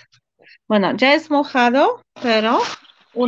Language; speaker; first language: Spanish; non-native, fluent; Polish